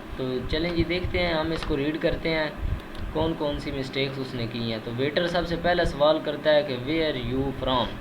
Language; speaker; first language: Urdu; native; Urdu